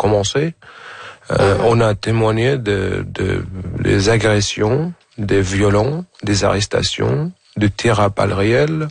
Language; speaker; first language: French; non-native, fluent; Arabic